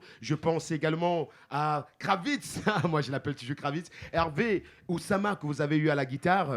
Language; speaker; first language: French; native; French